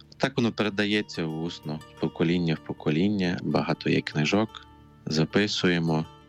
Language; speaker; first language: Ukrainian; non-native, local second language; Romany